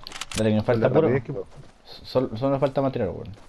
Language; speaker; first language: Spanish; native; Spanish